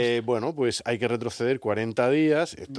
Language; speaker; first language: Spanish; native; Spanish